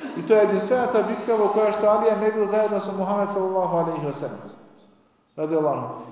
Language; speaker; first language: Macedonian; non-native, local second language; Albanian